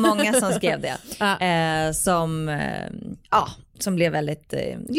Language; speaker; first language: Swedish; native; Swedish